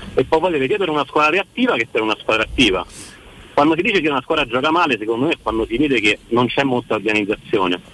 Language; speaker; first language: Italian; native; Italian